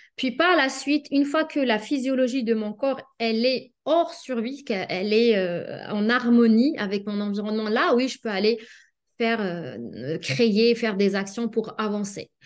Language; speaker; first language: French; non-native, local second language; Arabic